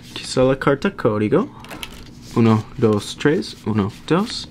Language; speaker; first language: Spanish; non-native, learner; English